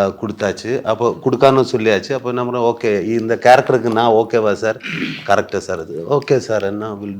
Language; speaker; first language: Tamil; non-native, learner; Malayalam